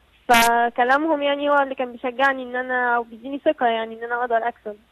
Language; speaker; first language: Arabic; native; Arabic